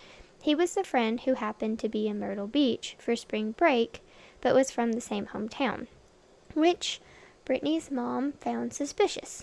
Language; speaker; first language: English; native; English